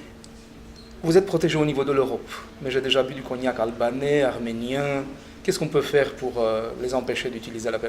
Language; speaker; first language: French; non-native, fluent; Romanian